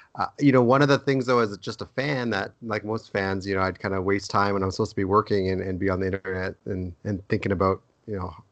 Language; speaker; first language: English; native; English